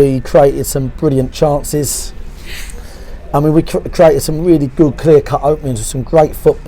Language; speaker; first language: English; native; English